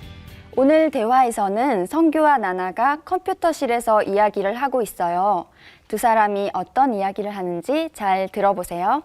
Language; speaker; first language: Korean; native; Korean